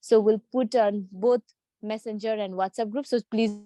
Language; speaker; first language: English; non-native, local second language; Nepali